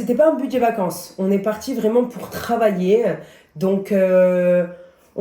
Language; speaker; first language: French; native; French